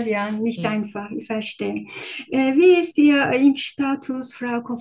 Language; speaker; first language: German; non-native, learner; Turkish